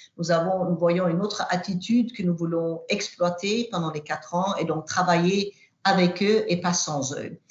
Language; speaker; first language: French; non-native, fluent; Swedish